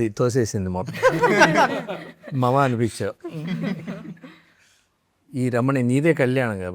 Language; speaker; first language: Telugu; native; Telugu